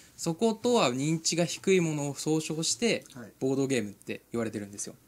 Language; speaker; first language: Japanese; native; Japanese